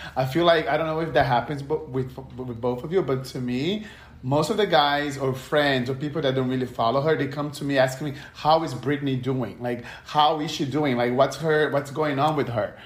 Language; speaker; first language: English; non-native, fluent; Portuguese